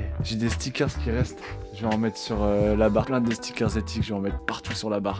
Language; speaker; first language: French; native; French